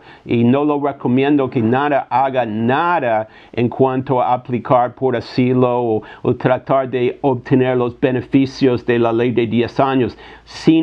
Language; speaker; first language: Spanish; non-native, fluent; English